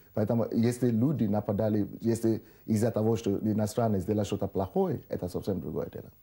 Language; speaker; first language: Russian; non-native, fluent; Yoruba